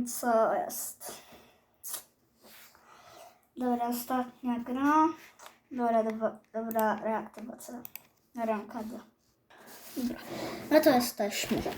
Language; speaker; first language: Polish; native; Polish